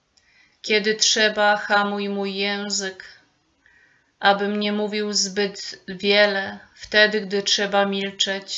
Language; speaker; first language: Polish; native; Polish